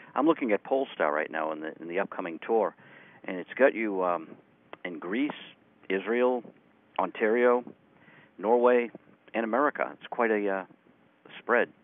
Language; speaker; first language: English; native; English